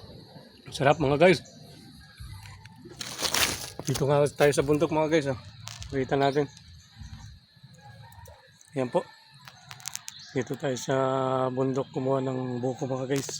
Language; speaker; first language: Filipino; native; Filipino